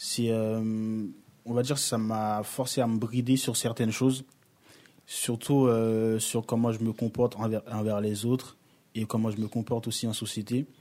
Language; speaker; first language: French; early bilingual, other home language; Haitian Creole